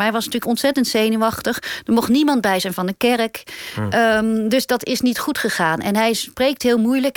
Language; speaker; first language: Dutch; native; Dutch